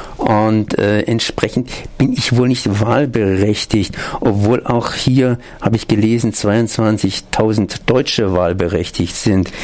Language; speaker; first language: German; native; German